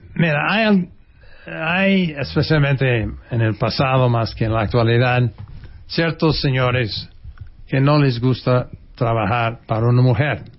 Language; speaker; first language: Spanish; non-native, fluent; English